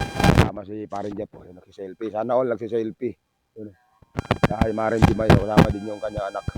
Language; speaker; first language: Filipino; non-native, local second language; Cebuano